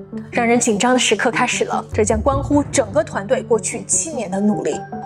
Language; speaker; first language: Chinese; native; Chinese